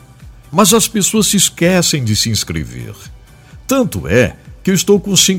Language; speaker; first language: Portuguese; native; Portuguese